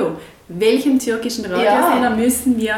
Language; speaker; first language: German; native; German